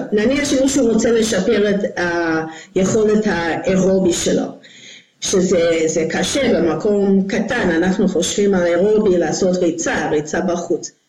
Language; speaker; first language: Hebrew; non-native, fluent; English